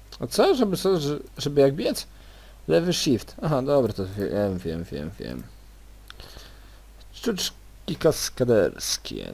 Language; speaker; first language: Polish; native; Polish